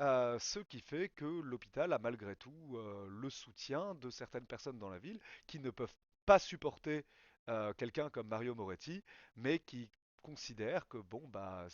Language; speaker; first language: French; native; French